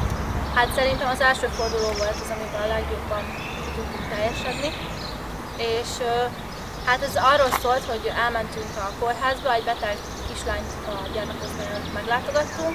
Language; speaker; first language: Hungarian; native; Hungarian